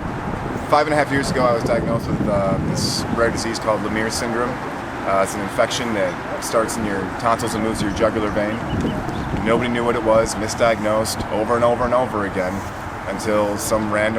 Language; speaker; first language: English; native; English